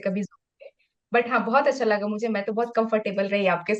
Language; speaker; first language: Hindi; native; Hindi